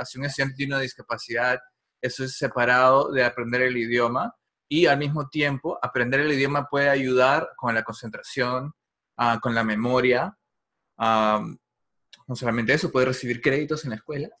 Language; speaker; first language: Spanish; non-native, fluent; English